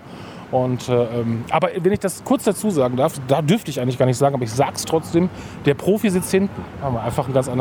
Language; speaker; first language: German; native; German